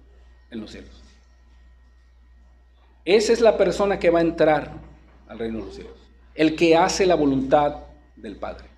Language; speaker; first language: Spanish; native; Spanish